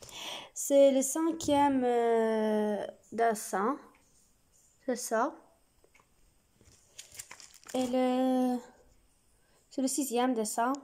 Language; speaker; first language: French; non-native, learner; Arabic